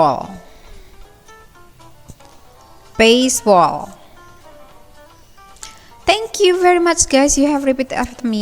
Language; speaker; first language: English; non-native, fluent; Indonesian